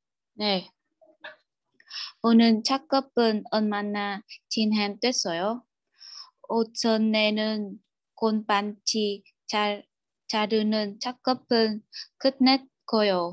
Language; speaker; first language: Korean; non-native, learner; Vietnamese